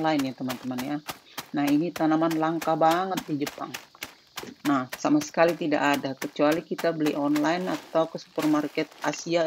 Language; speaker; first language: Indonesian; native; Indonesian